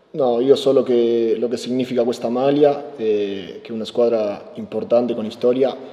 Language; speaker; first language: Italian; non-native, learner; Spanish